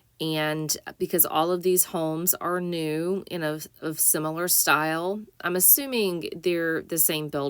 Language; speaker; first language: English; native; English